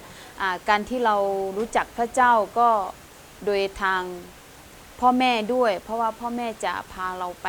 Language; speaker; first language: Thai; non-native, local second language; Lahu